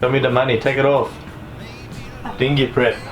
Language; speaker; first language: English; native; English